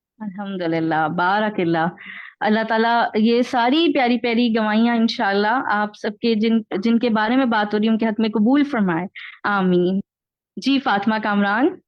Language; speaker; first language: Urdu; native; Urdu